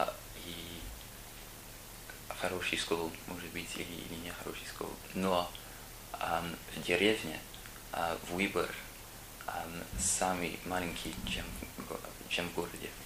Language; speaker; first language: Russian; non-native, learner; English